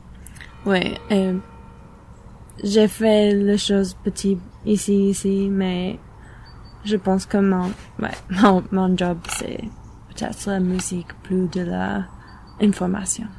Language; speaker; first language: French; non-native, learner; English